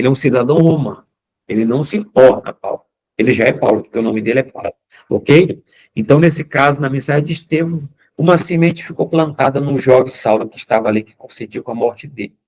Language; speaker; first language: Portuguese; native; Portuguese